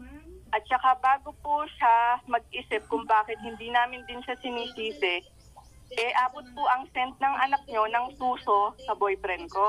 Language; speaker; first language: Filipino; native; Filipino